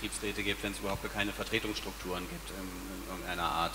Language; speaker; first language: German; native; German